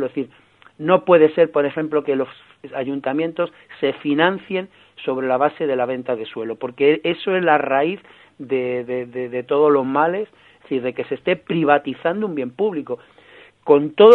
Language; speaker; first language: Spanish; native; Spanish